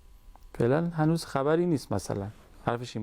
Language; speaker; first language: Persian; native; Persian